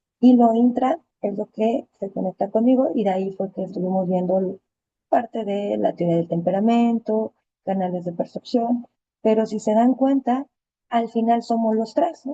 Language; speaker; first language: Spanish; native; Spanish